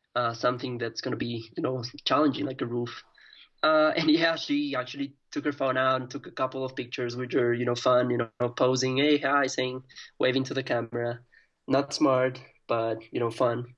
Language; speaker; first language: English; non-native, fluent; Spanish